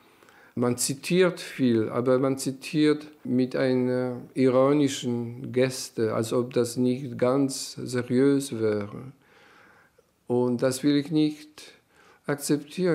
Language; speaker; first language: German; non-native, fluent; Polish